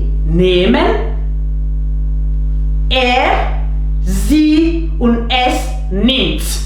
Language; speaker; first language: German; non-native, fluent; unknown